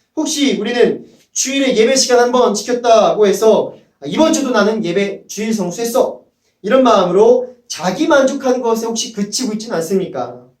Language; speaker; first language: Korean; native; Korean